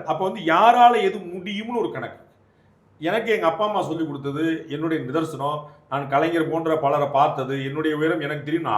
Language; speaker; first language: Tamil; non-native, local second language; Hindi